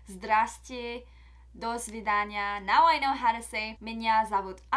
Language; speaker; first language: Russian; non-native, learner; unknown